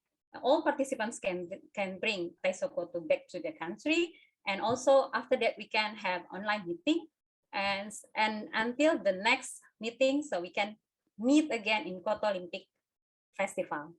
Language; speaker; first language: English; non-native, fluent; Indonesian